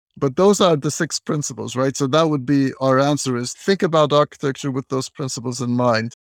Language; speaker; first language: English; non-native, fluent; Turkish